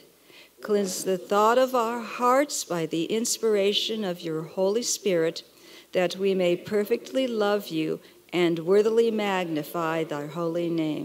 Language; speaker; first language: English; native; English